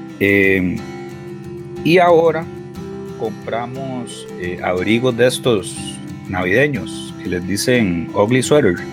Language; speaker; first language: Spanish; native; Spanish